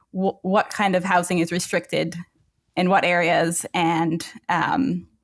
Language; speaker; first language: English; native; English